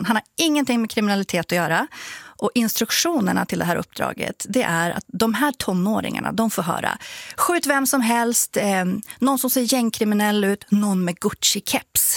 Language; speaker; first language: Swedish; native; Swedish